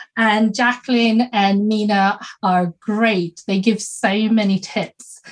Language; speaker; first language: English; non-native, fluent; Swedish